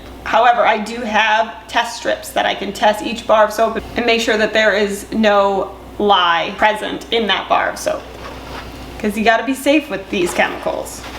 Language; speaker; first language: English; native; English